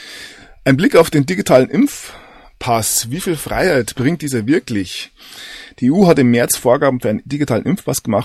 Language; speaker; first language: German; native; German